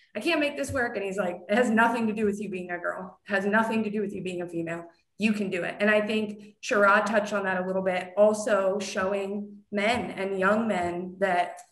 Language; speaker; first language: English; native; English